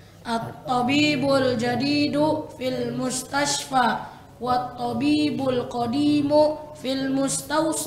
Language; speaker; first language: Arabic; non-native, learner; Indonesian